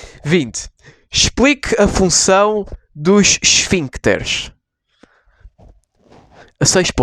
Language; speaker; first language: Portuguese; native; Portuguese